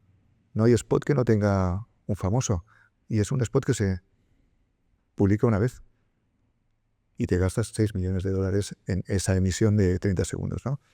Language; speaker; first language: Spanish; native; Spanish